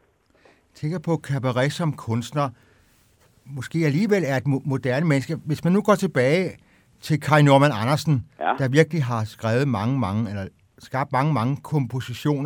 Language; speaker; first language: Danish; native; Danish